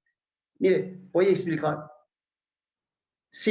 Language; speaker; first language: Spanish; non-native, learner; Persian